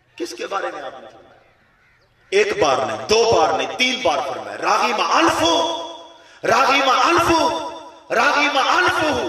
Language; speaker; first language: Urdu; non-native, local second language; Saraiki